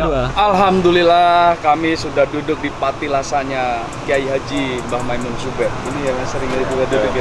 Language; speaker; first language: Indonesian; non-native, local second language; Javanese